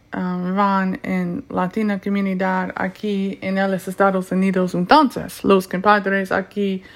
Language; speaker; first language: Spanish; non-native, learner; English